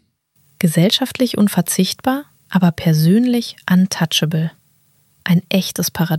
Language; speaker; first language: German; native; German